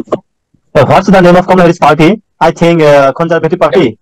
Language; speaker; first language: English; non-native, learner; Bangla